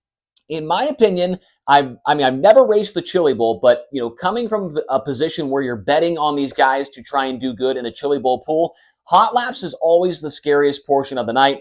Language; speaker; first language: English; native; English